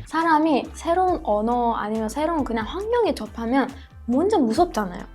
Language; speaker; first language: Korean; non-native, fluent; Persian